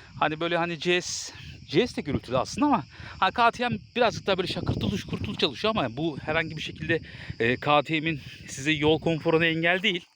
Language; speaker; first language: Turkish; native; Turkish